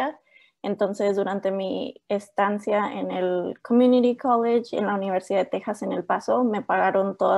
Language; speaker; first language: Spanish; non-native, local second language; English